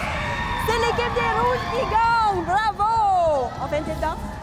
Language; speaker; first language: French; native; French